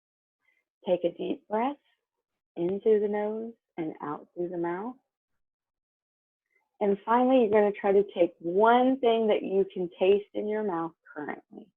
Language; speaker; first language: English; native; English